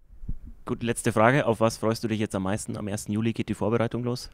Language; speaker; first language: German; native; German